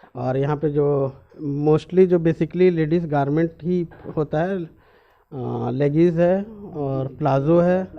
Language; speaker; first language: Hindi; native; Hindi